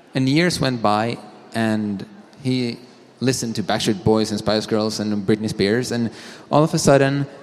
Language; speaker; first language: English; non-native, fluent; Swedish